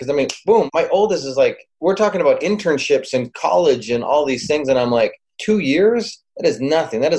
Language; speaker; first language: English; native; English